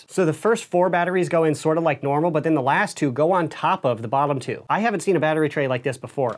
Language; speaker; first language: English; native; English